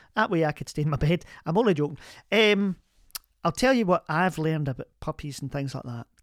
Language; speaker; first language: English; native; English